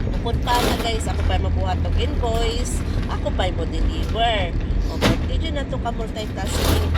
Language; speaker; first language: Filipino; non-native, local second language; Cebuano